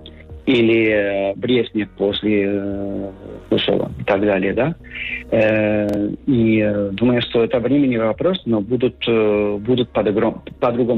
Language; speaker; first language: Russian; non-native, fluent; Spanish